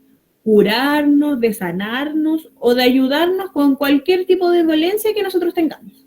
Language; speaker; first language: Spanish; native; Spanish